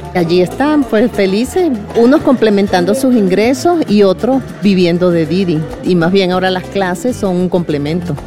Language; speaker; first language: Spanish; native; Spanish